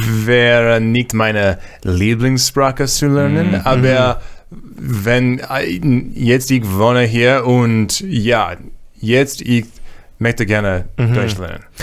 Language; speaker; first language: German; non-native, learner; English